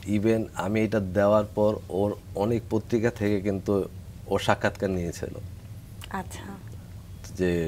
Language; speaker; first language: Bangla; native; Bangla